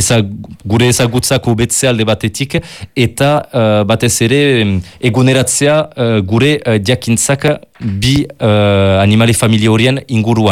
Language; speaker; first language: Basque; native; Basque